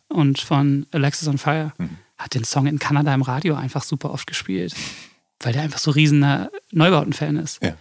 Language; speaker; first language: German; early bilingual, other home language; English